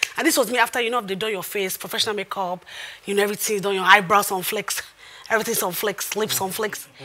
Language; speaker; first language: English; non-native, local second language; Igbo